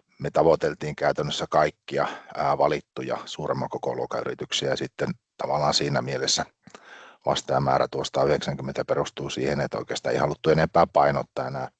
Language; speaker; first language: Finnish; native; Finnish